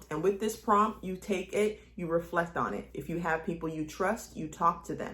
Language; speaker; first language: English; native; English